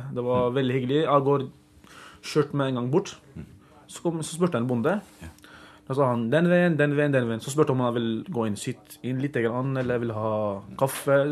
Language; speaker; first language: Norwegian; early bilingual, other home language; Arabic